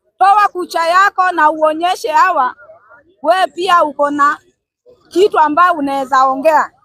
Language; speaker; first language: Swahili; non-native, local second language; Luo (Kenya and Tanzania)